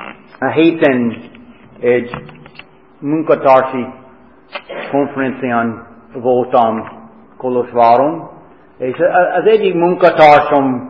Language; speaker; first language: Hungarian; non-native, fluent; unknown